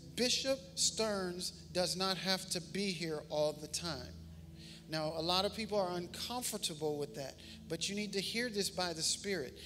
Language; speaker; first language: English; native; English